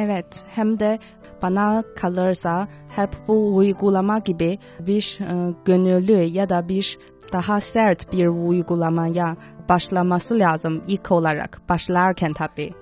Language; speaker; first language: Turkish; non-native, fluent; Chinese